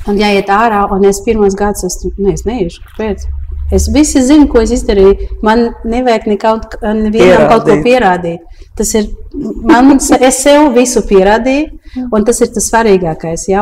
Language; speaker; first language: Latvian; early bilingual, heritage; Latvian